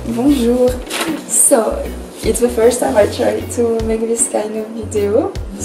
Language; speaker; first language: English; non-native, fluent; French